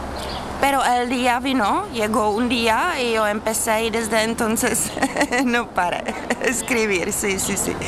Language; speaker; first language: Spanish; non-native, fluent; Czech